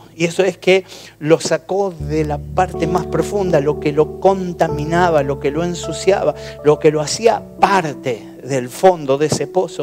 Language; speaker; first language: Spanish; native; Spanish